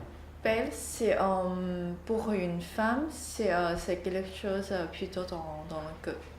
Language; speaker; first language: French; non-native, learner; Chinese